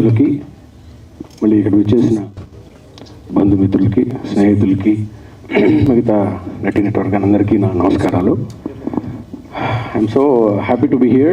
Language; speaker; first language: Telugu; native; Telugu